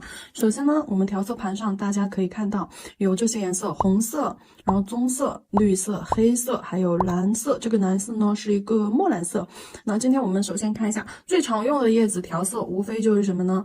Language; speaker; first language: Chinese; native; Chinese